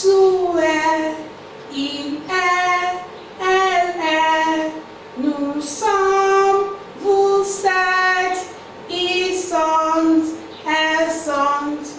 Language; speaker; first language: French; non-native, fluent; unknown